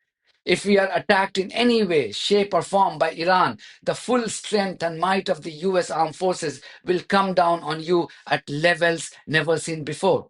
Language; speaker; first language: English; non-native, local second language; Hindi